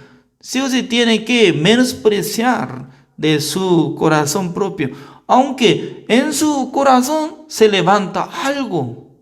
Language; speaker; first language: Spanish; non-native, learner; Korean